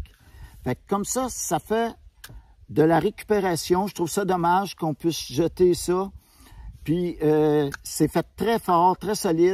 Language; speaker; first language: French; native; French